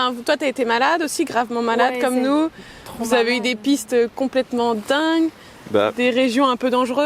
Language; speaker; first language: French; native; French